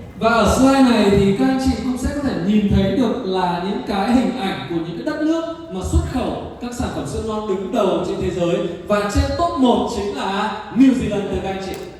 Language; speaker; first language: Vietnamese; native; Vietnamese